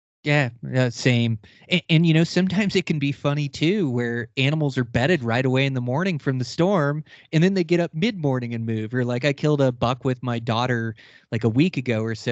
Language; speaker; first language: English; native; English